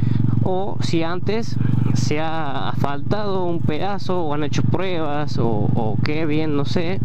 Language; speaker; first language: Spanish; native; Spanish